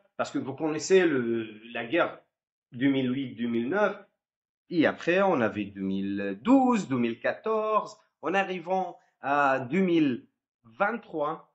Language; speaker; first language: French; non-native, fluent; Arabic